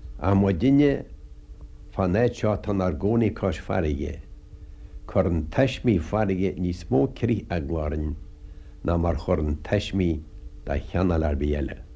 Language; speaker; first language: Irish; native; Irish